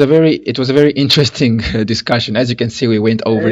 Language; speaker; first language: English; non-native, fluent; Lingala